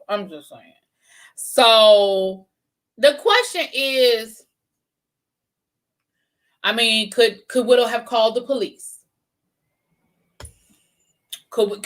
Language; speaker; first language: English; native; English